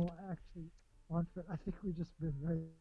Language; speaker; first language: English; native; English